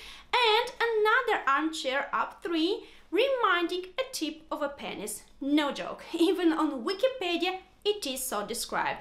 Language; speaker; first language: English; non-native, fluent; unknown